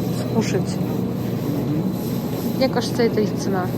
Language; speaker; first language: Russian; native; Russian